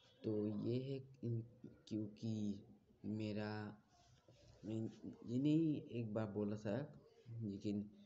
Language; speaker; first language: Hindi; non-native, learner; Bangla